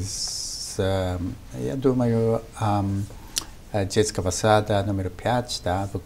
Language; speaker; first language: Russian; non-native, fluent; Japanese